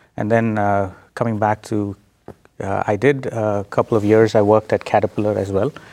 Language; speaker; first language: English; non-native, local second language; Telugu